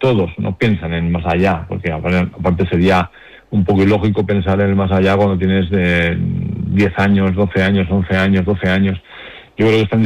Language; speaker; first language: Spanish; native; Spanish